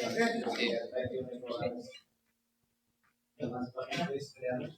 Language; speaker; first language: English; non-native, learner; Indonesian